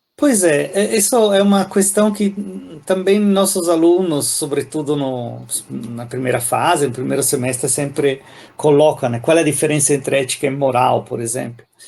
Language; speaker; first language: Portuguese; non-native, fluent; Italian